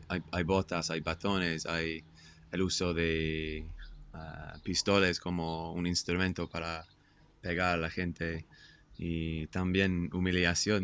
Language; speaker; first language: Spanish; non-native, fluent; English